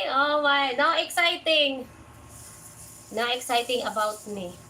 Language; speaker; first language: English; non-native, learner; Filipino